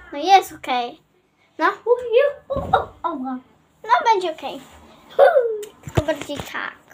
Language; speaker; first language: Polish; native; Polish